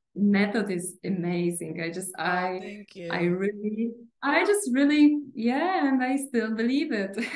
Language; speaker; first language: English; non-native, fluent; Polish